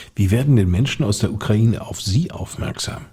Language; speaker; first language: German; native; German